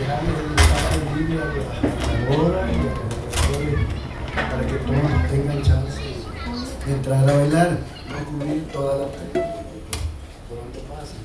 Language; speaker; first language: Spanish; native; Spanish